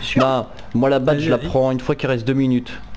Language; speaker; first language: French; native; French